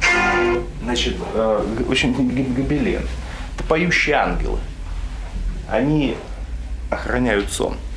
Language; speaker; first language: Russian; native; Russian